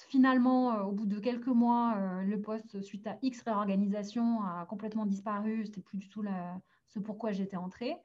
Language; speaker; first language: French; early bilingual, other home language; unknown